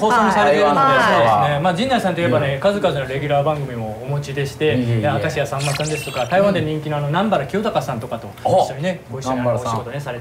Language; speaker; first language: Japanese; native; Japanese